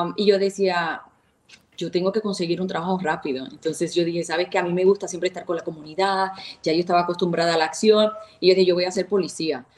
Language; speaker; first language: Spanish; native; Spanish